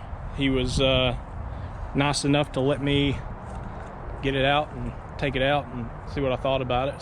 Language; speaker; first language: English; native; English